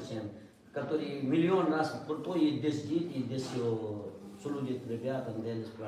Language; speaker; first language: Russian; non-native, learner; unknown